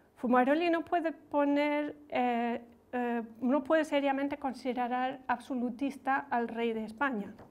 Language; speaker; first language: Spanish; non-native, fluent; German